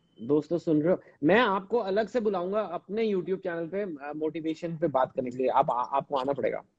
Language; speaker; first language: Hindi; native; Hindi